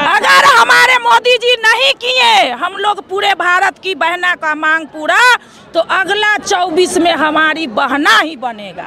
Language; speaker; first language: Hindi; native; Hindi